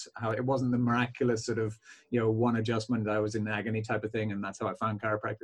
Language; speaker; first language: English; native; English